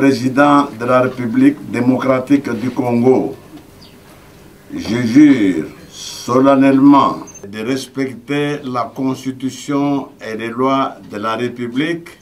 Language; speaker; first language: French; non-native, local second language; Luba-Lulua